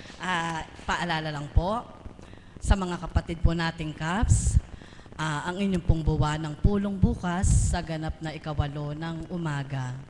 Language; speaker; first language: Filipino; native; Filipino